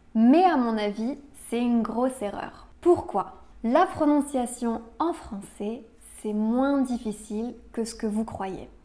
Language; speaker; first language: French; native; French